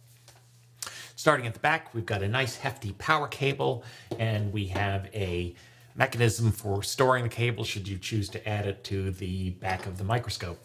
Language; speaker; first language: English; native; English